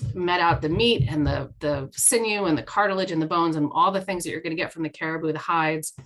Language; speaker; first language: English; native; English